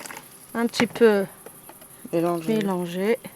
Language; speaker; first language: French; non-native, fluent; Arabic